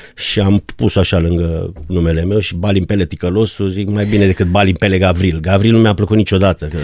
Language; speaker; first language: Romanian; non-native, local second language; German